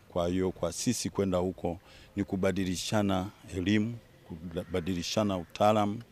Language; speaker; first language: Swahili; native; Swahili